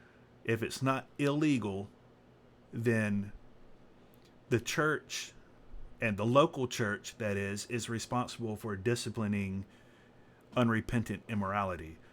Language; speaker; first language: English; native; English